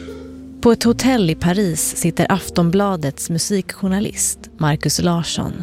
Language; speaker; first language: Swedish; native; Swedish